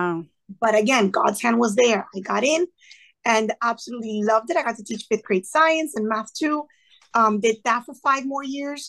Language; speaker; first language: English; early bilingual, other home language; Spanish